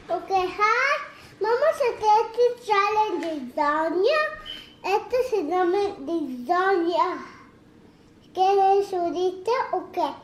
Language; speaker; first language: Spanish; early bilingual, heritage; Spanish